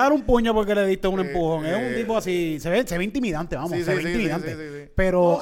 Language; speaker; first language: Spanish; native; Spanish